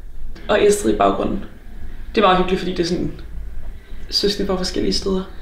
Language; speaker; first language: Danish; native; Danish